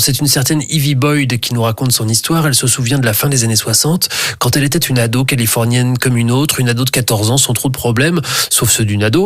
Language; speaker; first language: French; native; French